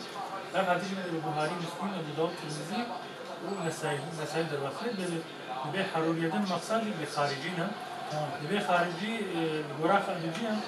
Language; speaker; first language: Turkish; native; Turkish